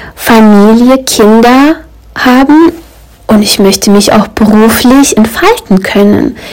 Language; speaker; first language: German; early bilingual, other home language; Russian